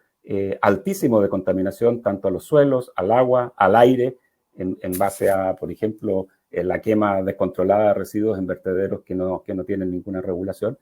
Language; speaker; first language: Spanish; native; Spanish